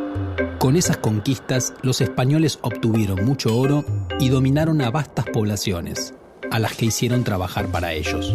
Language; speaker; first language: Spanish; native; Spanish